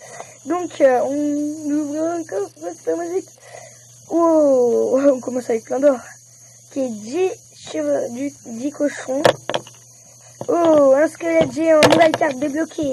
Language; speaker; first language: French; native; French